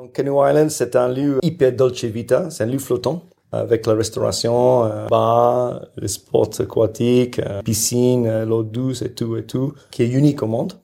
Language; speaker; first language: French; non-native, fluent; English